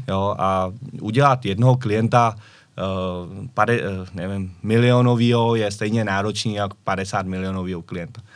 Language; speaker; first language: Czech; early bilingual, other home language; Vietnamese